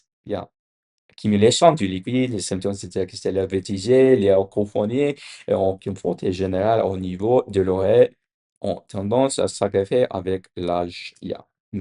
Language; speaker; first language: French; non-native, learner; English